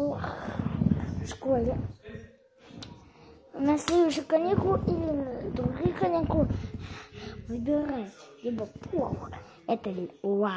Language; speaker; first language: Russian; early bilingual, heritage; Russian